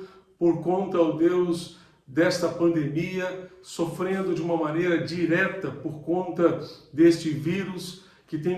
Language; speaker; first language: Portuguese; native; Portuguese